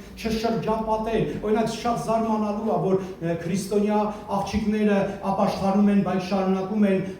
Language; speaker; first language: Armenian; early bilingual, heritage; Armenian